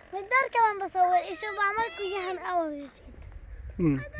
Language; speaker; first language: Arabic; native; Arabic